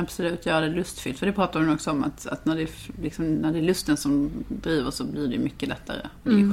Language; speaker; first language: Swedish; native; Swedish